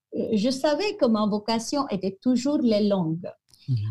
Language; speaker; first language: French; non-native, fluent; Konkani